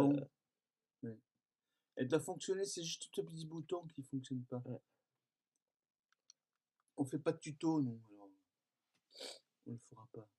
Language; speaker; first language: French; native; French